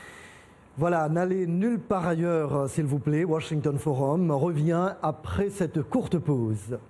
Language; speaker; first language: French; native; French